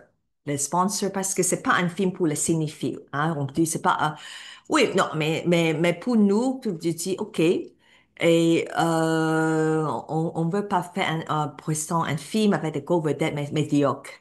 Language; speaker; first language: French; non-native, fluent; Cantonese